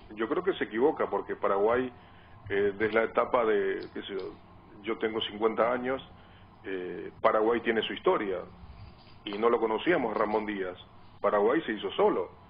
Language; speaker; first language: Spanish; native; Spanish